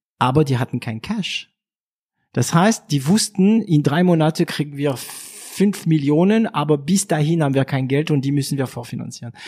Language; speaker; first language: German; non-native, fluent; French